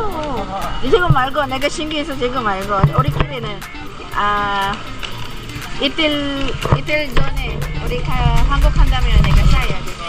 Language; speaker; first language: Korean; non-native, learner; Filipino